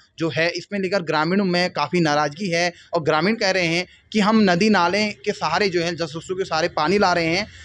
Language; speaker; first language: Hindi; native; Hindi